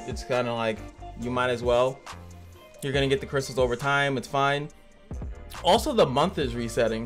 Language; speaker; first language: English; native; English